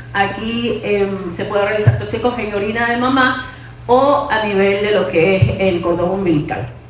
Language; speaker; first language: Spanish; native; Spanish